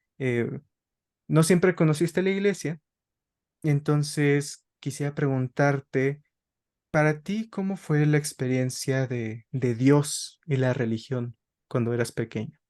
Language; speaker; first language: Spanish; native; Spanish